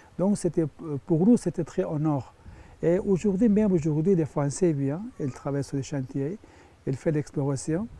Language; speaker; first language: French; non-native, fluent; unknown